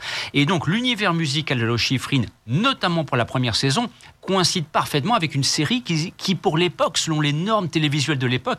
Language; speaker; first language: French; native; French